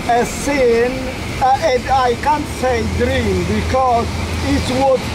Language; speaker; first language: English; non-native, learner; Amharic